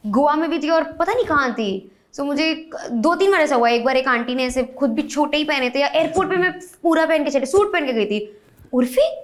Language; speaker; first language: Hindi; native; Hindi